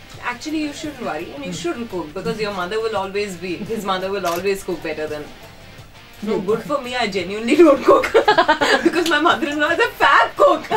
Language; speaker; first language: English; non-native, local second language; Tamil